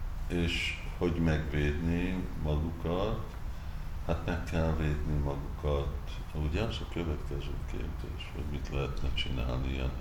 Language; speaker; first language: Hungarian; early bilingual, heritage; Hungarian